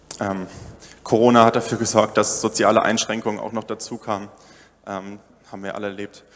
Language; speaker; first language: German; native; German